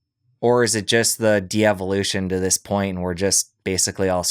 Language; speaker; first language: English; native; English